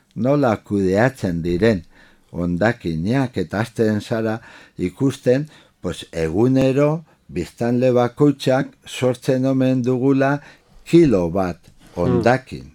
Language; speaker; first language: Basque; non-native, local second language; Spanish